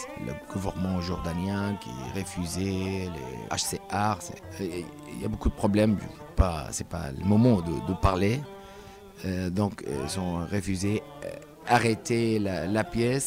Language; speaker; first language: French; non-native, learner; Arabic